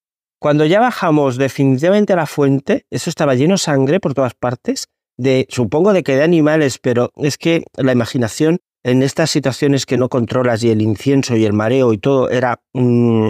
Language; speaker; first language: Spanish; native; Spanish